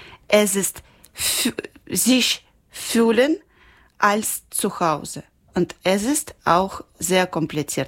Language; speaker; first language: German; non-native, learner; Ukrainian